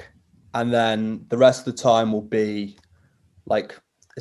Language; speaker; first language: English; native; English